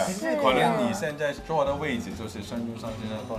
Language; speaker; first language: Chinese; non-native, local second language; Cantonese